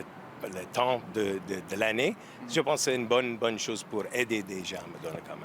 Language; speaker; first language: French; non-native, learner; English